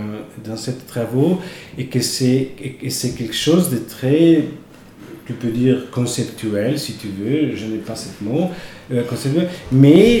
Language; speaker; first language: French; non-native, fluent; Italian